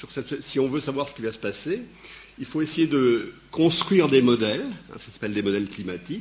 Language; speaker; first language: French; native; French